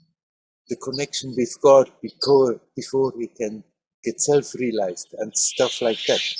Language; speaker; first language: English; non-native, fluent; Swiss German